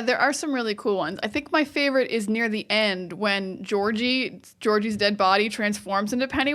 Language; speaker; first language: English; native; English